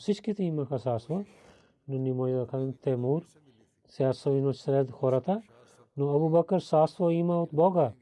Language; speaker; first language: Bulgarian; non-native, learner; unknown